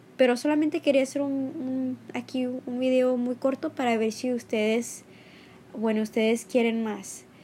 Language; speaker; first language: Spanish; early bilingual, heritage; Spanish